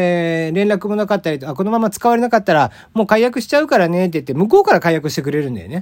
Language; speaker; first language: Japanese; native; Japanese